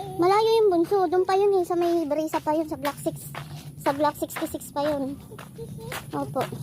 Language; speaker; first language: Filipino; native; Filipino